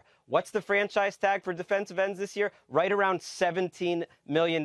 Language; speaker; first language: English; native; English